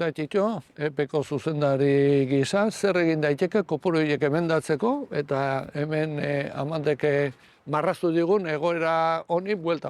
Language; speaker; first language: Basque; native; Basque